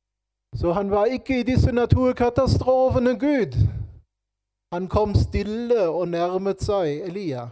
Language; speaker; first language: Norwegian; non-native, fluent; German